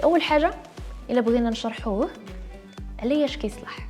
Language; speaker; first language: Arabic; native; Arabic